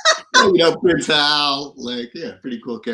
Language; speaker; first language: English; native; English